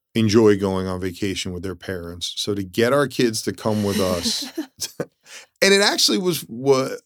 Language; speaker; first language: English; early bilingual, other home language; Italian